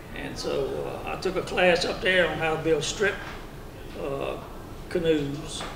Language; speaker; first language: English; native; English